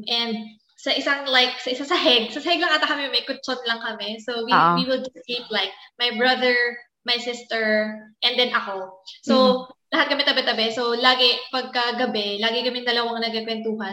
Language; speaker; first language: English; non-native, local second language; Filipino